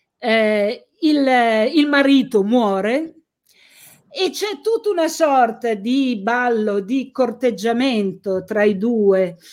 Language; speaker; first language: Italian; native; Italian